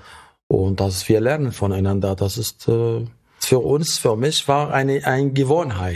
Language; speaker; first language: German; non-native, fluent; Arabic